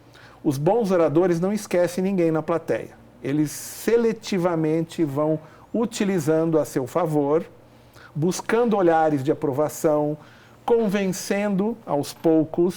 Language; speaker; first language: Portuguese; native; Portuguese